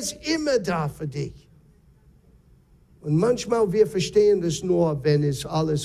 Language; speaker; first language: German; non-native, fluent; English